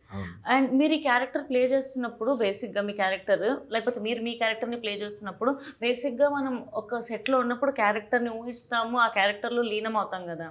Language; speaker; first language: Telugu; native; Telugu